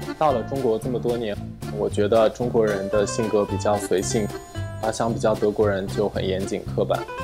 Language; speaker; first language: Chinese; early bilingual, heritage; German